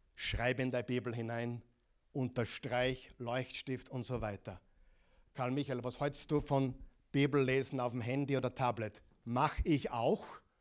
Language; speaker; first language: German; non-native, fluent; English